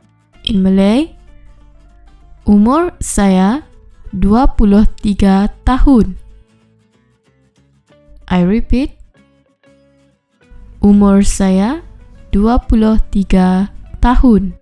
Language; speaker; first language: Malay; non-native, fluent; Urdu